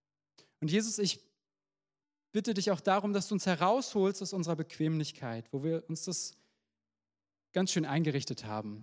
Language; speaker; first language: German; native; German